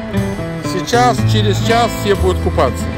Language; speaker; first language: Russian; native; Russian